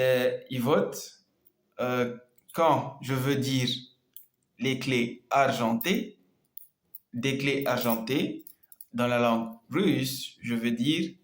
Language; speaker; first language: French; non-native, local second language; Comorian